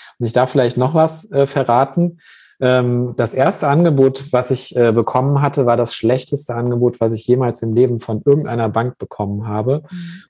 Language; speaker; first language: German; native; German